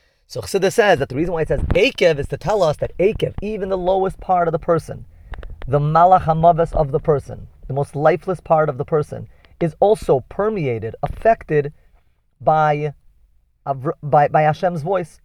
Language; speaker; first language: English; native; English